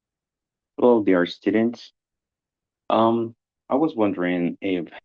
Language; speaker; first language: English; non-native, fluent; Spanish